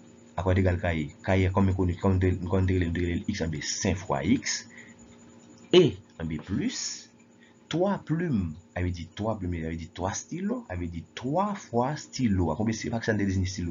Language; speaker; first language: French; non-native, local second language; Haitian Creole